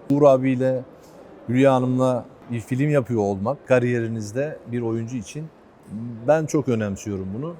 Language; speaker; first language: Turkish; native; Turkish